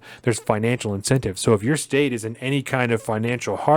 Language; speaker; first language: English; native; English